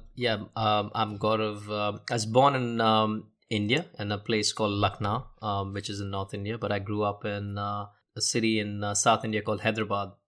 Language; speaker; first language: English; non-native, local second language; Hindi